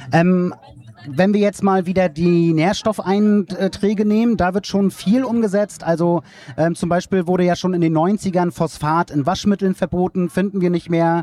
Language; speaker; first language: German; native; German